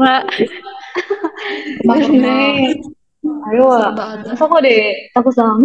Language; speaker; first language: Japanese; non-native, learner; Indonesian